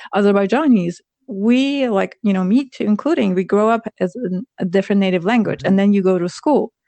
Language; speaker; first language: English; non-native, fluent; Persian